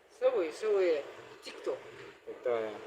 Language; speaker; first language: Arabic; non-native, learner; Malayalam